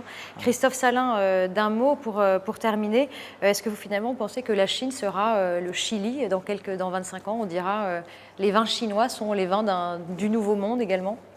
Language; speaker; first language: French; native; French